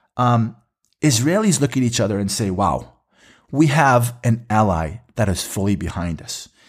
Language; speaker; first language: English; early bilingual, other home language; Hebrew